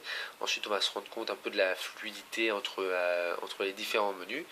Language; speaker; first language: French; native; French